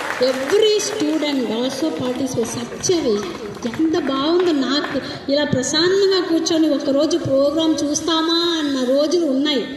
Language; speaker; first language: Telugu; non-native, local second language; Tamil